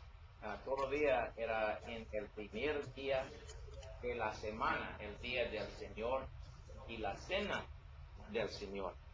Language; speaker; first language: Spanish; non-native, learner; English